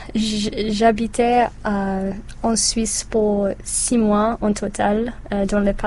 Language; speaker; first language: French; non-native, learner; English